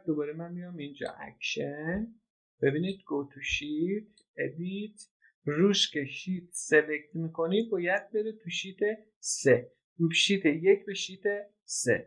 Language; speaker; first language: Persian; native; Persian